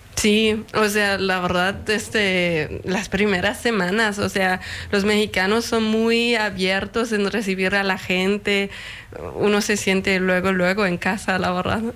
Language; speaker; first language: Spanish; non-native, fluent; German